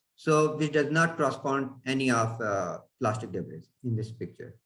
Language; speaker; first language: English; non-native, fluent; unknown